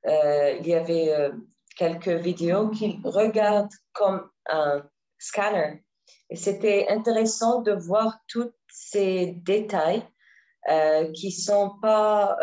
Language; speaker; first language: French; non-native, learner; Arabic